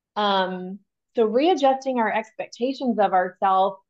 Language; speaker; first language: English; native; English